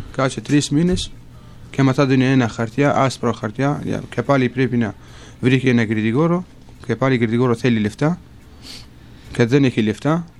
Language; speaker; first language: Greek; non-native, learner; Kurdish